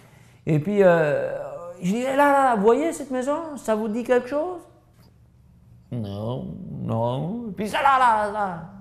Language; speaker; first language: French; native; French